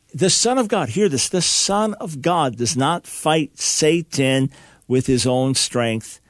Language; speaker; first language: English; native; English